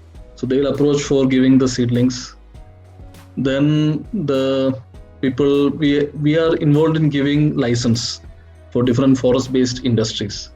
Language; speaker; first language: English; non-native, local second language; Malayalam